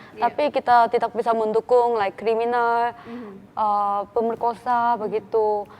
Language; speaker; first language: Indonesian; non-native, fluent; Korean